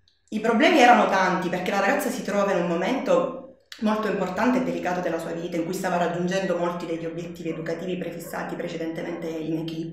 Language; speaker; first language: Italian; native; Italian